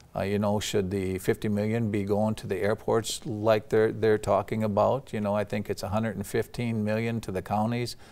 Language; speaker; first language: English; native; English